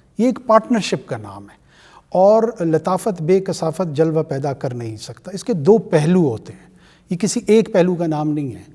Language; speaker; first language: Urdu; non-native, local second language; Pashto